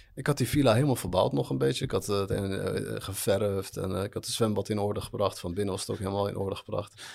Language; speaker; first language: Dutch; early bilingual, other home language; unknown